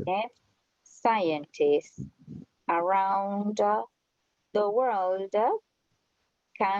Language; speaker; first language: English; non-native, fluent; Spanish